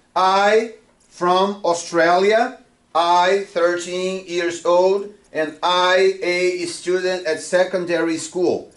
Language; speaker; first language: English; non-native, fluent; Portuguese